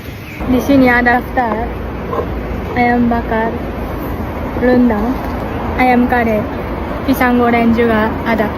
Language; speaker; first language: Indonesian; non-native, learner; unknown